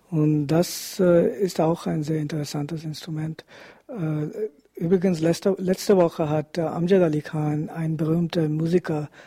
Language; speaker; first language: German; non-native, fluent; Hindi